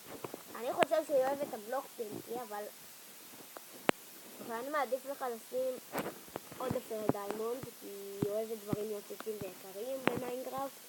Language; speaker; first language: Hebrew; native; Hebrew